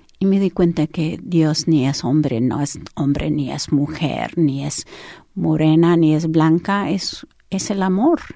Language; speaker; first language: Spanish; early bilingual, heritage; English